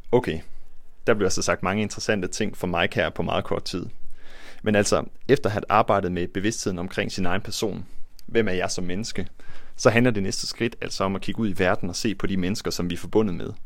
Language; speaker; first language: Danish; native; Danish